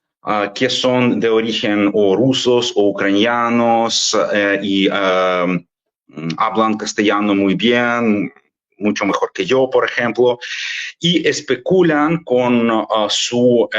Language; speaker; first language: Spanish; non-native, fluent; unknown